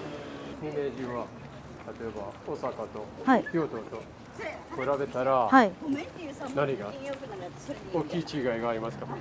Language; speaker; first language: Japanese; non-native, fluent; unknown